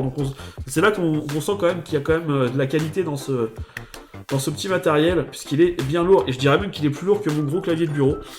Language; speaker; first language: French; native; French